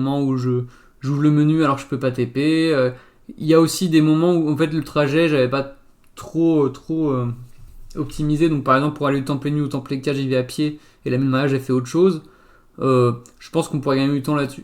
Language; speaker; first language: French; native; French